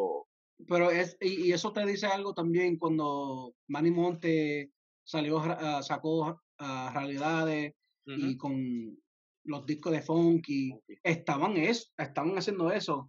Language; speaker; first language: Spanish; early bilingual, heritage; Spanish